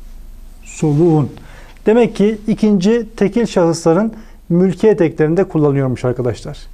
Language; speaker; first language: Turkish; native; Turkish